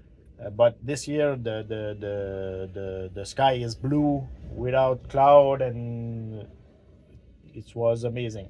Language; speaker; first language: English; non-native, learner; French